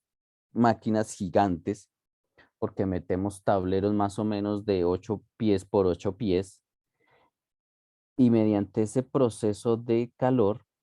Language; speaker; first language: Spanish; native; Spanish